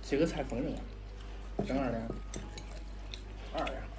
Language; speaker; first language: Chinese; native; Chinese